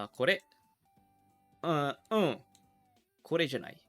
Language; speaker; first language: Japanese; non-native, learner; English